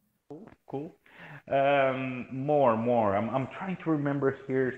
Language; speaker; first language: English; non-native, fluent; Portuguese